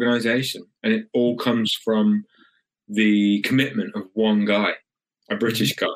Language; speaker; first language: English; native; English